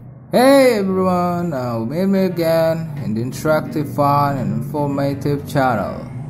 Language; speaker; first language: English; non-native, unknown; Indonesian